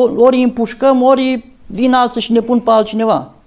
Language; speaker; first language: Romanian; native; Romanian